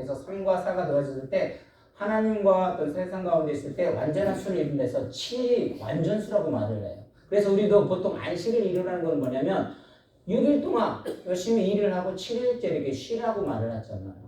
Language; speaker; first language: Korean; native; Korean